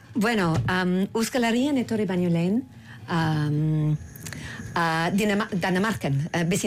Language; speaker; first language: Basque; non-native, learner; English